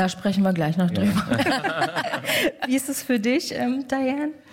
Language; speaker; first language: German; native; German